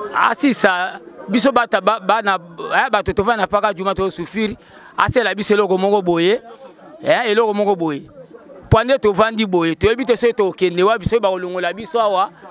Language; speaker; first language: Lingala; native; Lingala